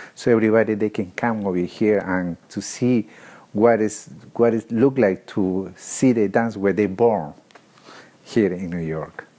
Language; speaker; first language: English; non-native, learner; Spanish